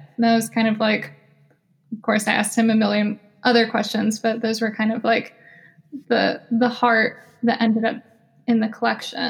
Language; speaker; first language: English; native; English